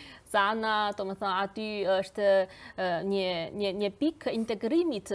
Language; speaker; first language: Albanian; non-native, fluent; Chinese